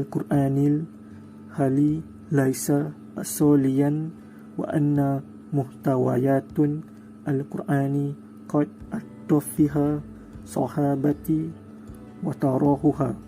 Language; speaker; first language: Arabic; non-native, learner; Malay